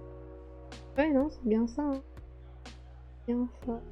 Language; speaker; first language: French; native; French